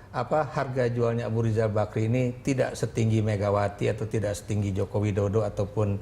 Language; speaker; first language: Indonesian; native; Indonesian